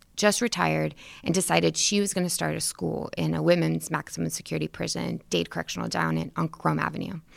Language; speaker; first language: English; native; English